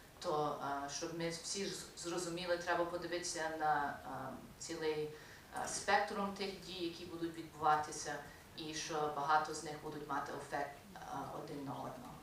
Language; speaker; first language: Ukrainian; early bilingual, heritage; Ukrainian